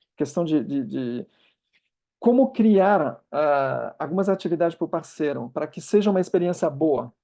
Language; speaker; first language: Portuguese; non-native, fluent; French